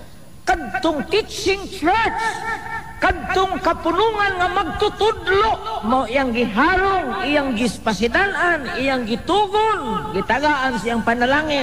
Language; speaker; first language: Cebuano; native; Cebuano